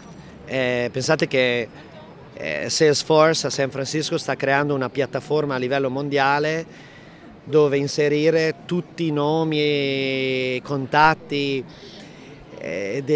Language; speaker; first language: Italian; native; Italian